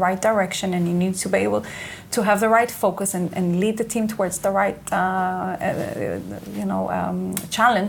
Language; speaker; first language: English; non-native, fluent; Hebrew